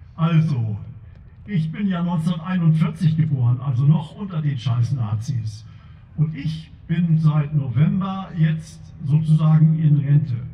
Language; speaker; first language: German; native; German